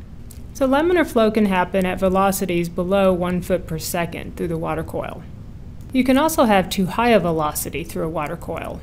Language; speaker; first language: English; native; English